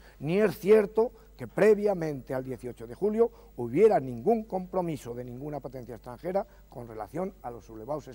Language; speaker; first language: Spanish; native; Spanish